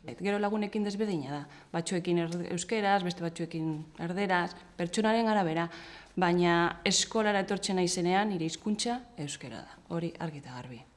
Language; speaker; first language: Basque; non-native, local second language; Spanish